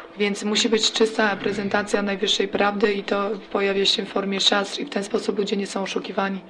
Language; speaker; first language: Polish; native; Polish